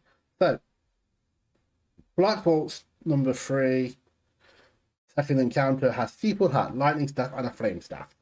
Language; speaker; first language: English; native; English